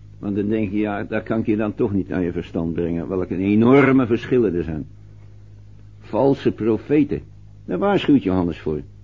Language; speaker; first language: Dutch; native; Dutch